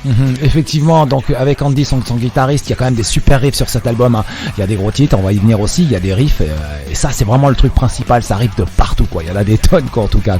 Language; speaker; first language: French; native; French